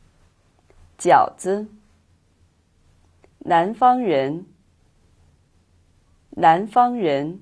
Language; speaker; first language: Chinese; non-native, fluent; Korean